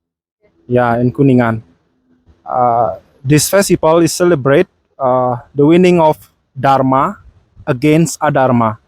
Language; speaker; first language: English; non-native, fluent; Balinese